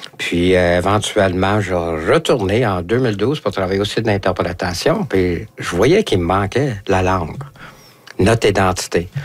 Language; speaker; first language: French; non-native, local second language; English